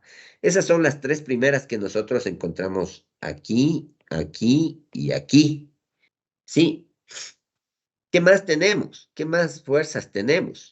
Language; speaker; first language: Spanish; native; Spanish